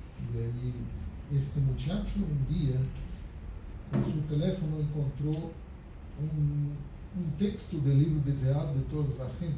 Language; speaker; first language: Spanish; non-native, fluent; Portuguese